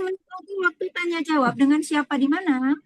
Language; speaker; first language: Indonesian; native; Indonesian